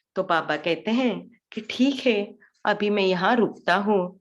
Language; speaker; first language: Hindi; non-native, local second language; Marathi